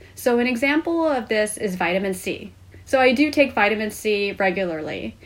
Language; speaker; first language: English; non-native, fluent; Korean